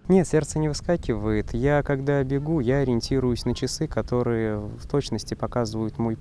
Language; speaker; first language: Russian; native; Russian